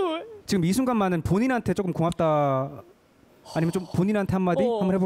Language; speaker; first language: Korean; native; Korean